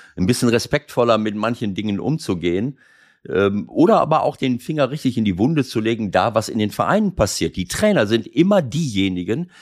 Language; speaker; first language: German; native; German